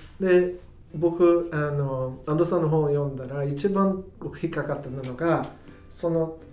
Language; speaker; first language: Japanese; non-native, fluent; Portuguese